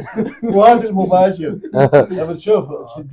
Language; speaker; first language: Arabic; non-native, learner; Urdu